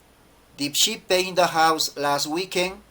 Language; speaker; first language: English; non-native, learner; Spanish